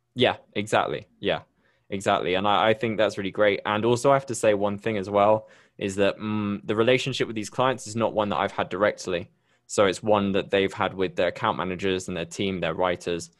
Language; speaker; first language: English; native; English